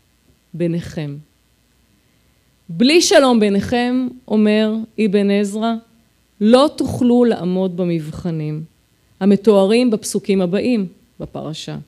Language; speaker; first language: Hebrew; native; Hebrew